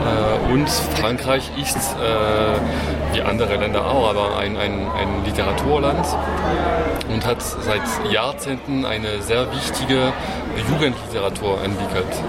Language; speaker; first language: German; non-native, fluent; French